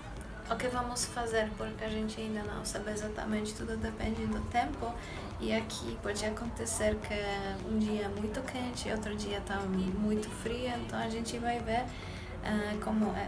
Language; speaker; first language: Portuguese; non-native, fluent; Polish